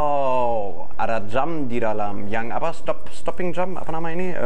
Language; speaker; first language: Indonesian; non-native, fluent; German